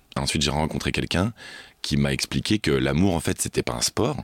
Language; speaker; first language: French; native; French